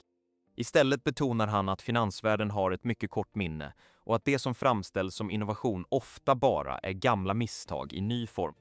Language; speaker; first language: Swedish; native; Swedish